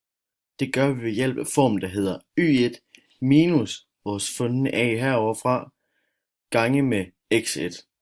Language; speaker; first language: Danish; native; Danish